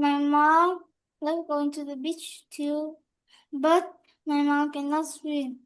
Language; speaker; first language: English; non-native, learner; Vietnamese